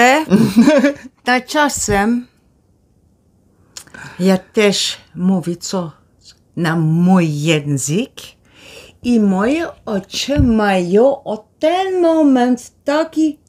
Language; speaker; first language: Polish; non-native, learner; Dutch